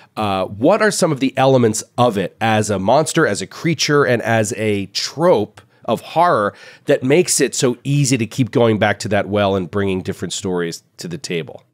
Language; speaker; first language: English; native; English